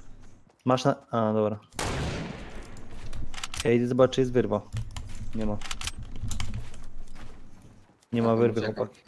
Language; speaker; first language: Polish; native; Polish